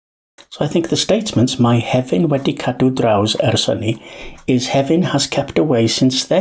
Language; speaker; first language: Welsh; non-native, learner; English